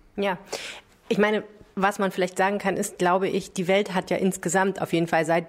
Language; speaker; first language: German; native; German